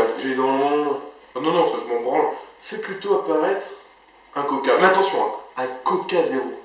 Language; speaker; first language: French; native; French